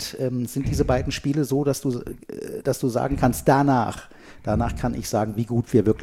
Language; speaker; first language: German; native; German